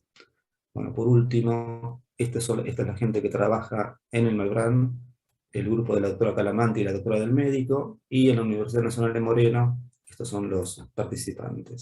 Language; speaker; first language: Spanish; native; Spanish